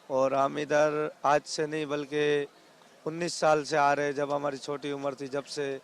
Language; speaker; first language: Hindi; non-native, local second language; Gujarati